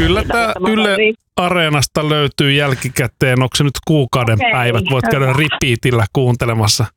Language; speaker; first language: Finnish; native; Finnish